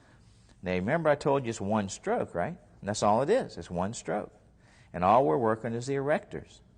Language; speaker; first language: English; native; English